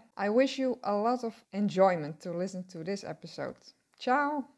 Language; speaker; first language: English; non-native, fluent; Serbian